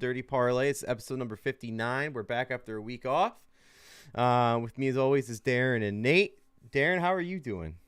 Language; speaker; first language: English; native; English